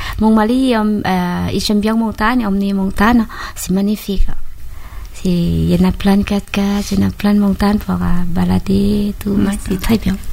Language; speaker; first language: French; non-native, learner; Thai